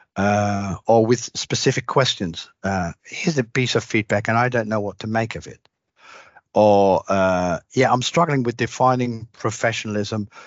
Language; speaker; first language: English; non-native, fluent; Dutch